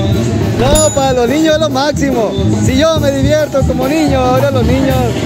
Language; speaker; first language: Spanish; native; Spanish